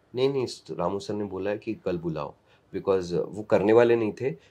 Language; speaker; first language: Hindi; non-native, local second language; Marathi